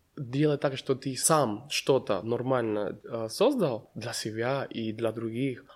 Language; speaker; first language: Russian; non-native, fluent; Spanish